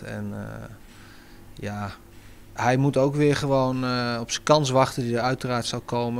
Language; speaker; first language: Dutch; native; Dutch